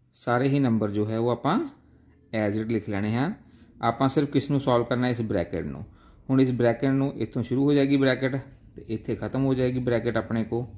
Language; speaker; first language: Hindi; non-native, local second language; Punjabi